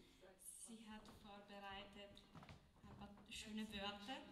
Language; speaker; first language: German; non-native, learner; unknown